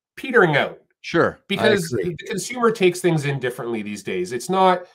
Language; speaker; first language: English; native; English